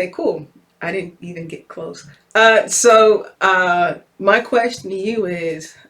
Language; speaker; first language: English; native; English